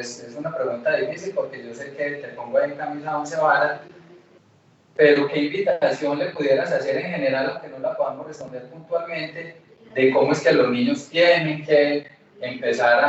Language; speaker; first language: Spanish; native; Spanish